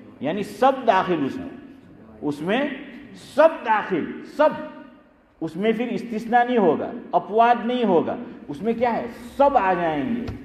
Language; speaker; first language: Urdu; non-native, local second language; Gujarati